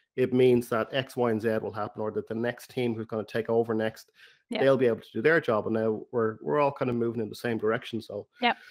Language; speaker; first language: English; native; English